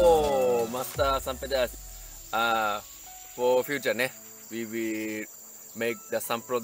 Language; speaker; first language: English; non-native, learner; Japanese